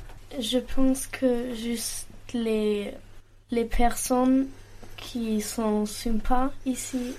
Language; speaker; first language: French; non-native, learner; German